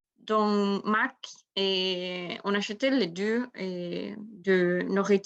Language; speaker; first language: French; non-native, learner; Spanish